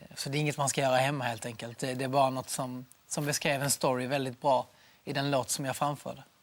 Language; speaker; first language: Swedish; native; Swedish